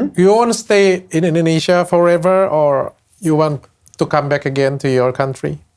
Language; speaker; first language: English; non-native, learner; Indonesian